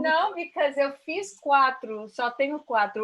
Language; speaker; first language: Portuguese; early bilingual, heritage; Portuguese